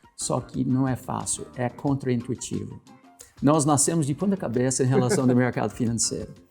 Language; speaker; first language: Portuguese; non-native, fluent; English